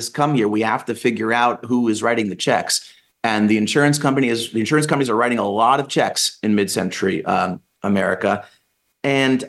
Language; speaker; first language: English; native; English